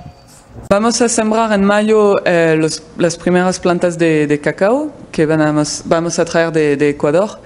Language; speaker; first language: Spanish; non-native, fluent; French